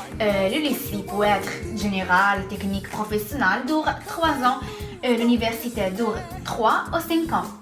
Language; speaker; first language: French; non-native, learner; Italian